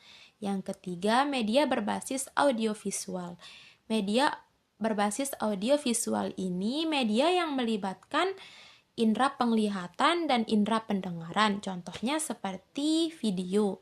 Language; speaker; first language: Indonesian; native; Indonesian